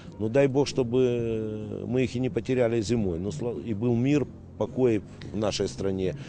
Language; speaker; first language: Russian; native; Russian